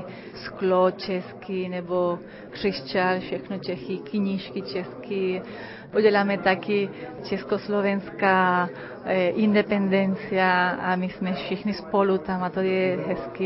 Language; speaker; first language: Czech; early bilingual, heritage; Czech